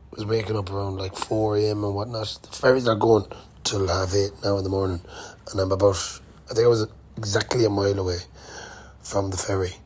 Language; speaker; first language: English; native; English